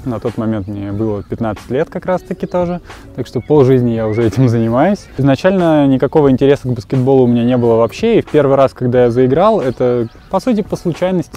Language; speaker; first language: Russian; native; Russian